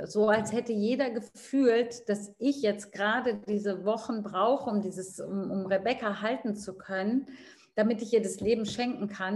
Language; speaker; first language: German; native; German